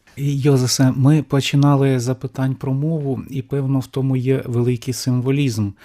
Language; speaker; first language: Ukrainian; native; Ukrainian